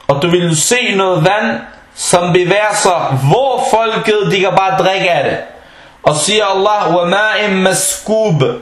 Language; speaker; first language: Danish; non-native, local second language; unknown